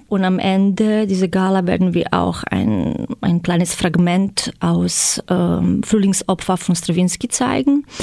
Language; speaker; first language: German; non-native, fluent; Croatian